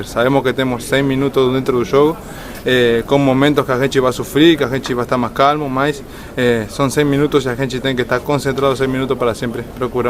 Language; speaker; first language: Portuguese; non-native, fluent; Spanish